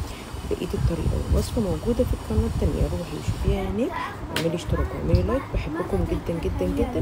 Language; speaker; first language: Arabic; native; Arabic